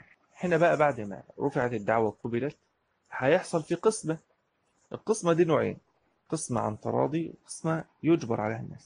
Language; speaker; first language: Arabic; native; Arabic